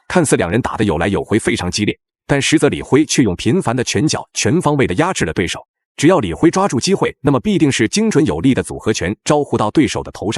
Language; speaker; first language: Chinese; native; Chinese